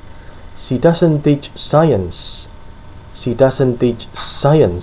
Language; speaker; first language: English; non-native, fluent; Indonesian